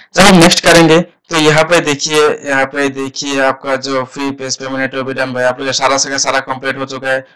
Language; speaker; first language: Hindi; non-native, local second language; Assamese